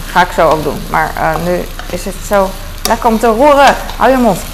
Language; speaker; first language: Dutch; early bilingual, other home language; Cantonese